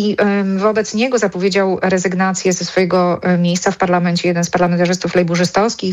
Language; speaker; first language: Polish; native; Polish